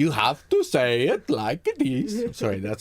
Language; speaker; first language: English; native; English